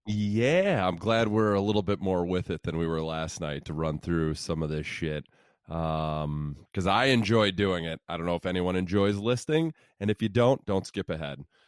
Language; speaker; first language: English; native; English